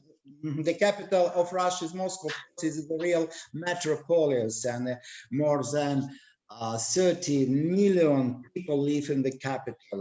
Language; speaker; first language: English; non-native, learner; Russian